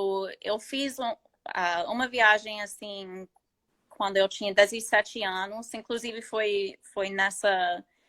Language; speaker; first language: Portuguese; non-native, fluent; English